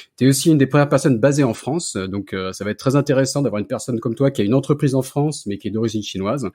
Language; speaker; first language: French; native; French